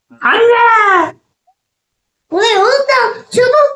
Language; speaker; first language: Turkish; native; Turkish